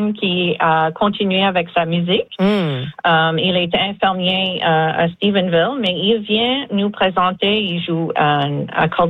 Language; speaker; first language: French; native; French